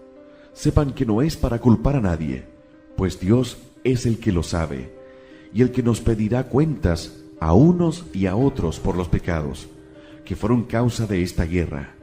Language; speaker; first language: Spanish; native; Spanish